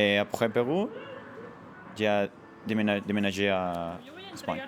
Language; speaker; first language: French; non-native, learner; Spanish